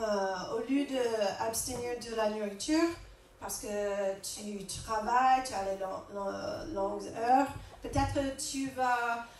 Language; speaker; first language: French; non-native, fluent; English